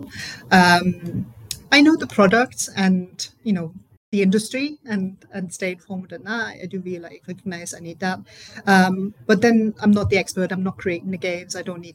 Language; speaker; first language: English; non-native, fluent; German